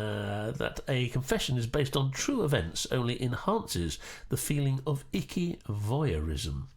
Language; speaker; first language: English; native; English